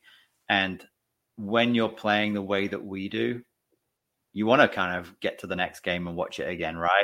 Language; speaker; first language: English; native; English